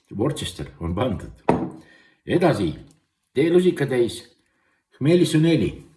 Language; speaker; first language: Estonian; native; Estonian